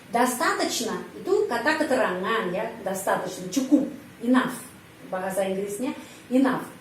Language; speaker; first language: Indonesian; non-native, fluent; Russian